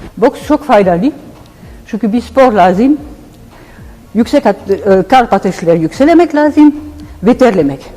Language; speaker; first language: Turkish; non-native, learner; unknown